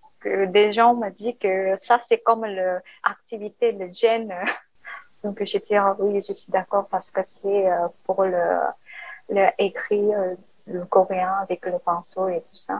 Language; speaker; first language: French; non-native, learner; Korean